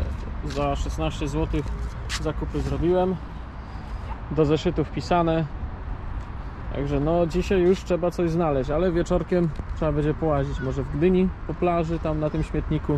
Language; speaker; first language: Polish; native; Polish